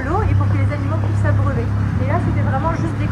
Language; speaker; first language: French; native; French